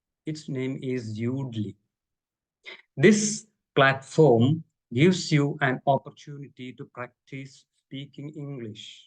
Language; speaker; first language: English; non-native, local second language; Malayalam